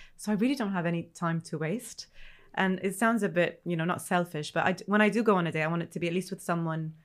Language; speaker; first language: English; non-native, fluent; Arabic